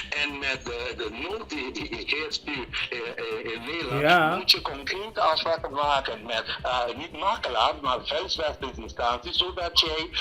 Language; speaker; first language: Dutch; non-native, local second language; Papiamento